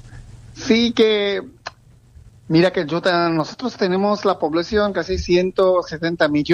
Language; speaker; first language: Spanish; non-native, learner; Bangla